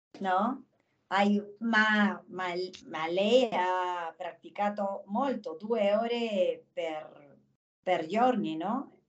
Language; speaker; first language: Italian; non-native, learner; Spanish